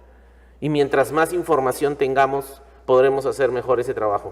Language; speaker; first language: Spanish; native; Spanish